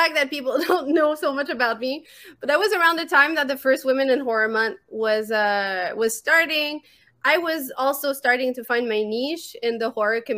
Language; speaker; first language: English; non-native, fluent; French